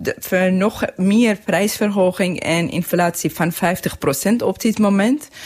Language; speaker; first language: Dutch; non-native, fluent; Persian